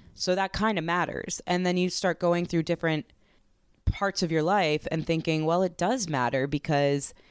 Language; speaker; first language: English; native; English